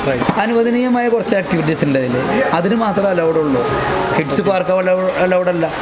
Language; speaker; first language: Malayalam; native; Malayalam